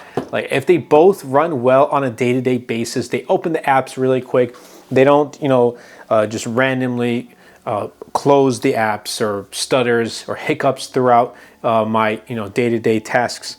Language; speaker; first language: English; native; English